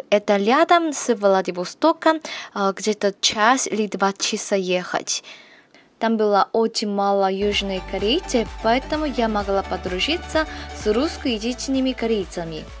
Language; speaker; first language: Russian; non-native, fluent; Korean